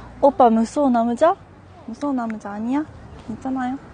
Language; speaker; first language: Korean; non-native, learner; Japanese